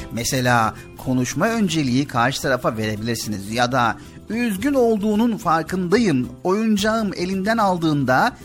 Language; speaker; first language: Turkish; native; Turkish